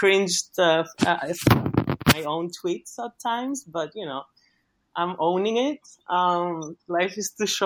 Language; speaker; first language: English; non-native, fluent; Greek